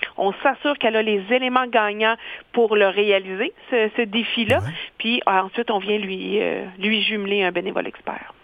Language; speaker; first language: French; native; French